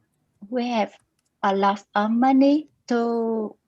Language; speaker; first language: English; non-native, learner; Vietnamese